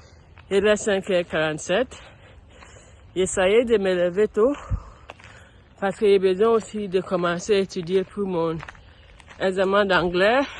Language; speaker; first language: French; non-native, learner; English